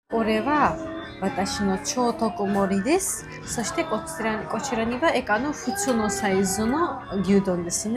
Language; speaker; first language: Japanese; non-native, fluent; Georgian